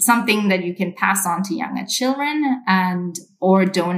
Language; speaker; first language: English; non-native, local second language; Sinhala